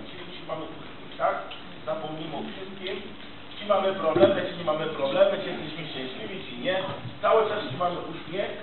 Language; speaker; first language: Polish; non-native, fluent; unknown